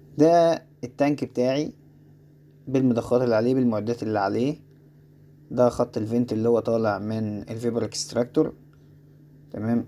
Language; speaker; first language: Arabic; native; Arabic